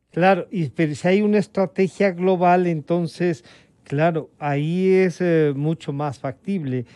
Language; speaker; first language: Spanish; native; Spanish